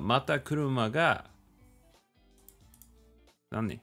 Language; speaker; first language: Japanese; non-native, learner; English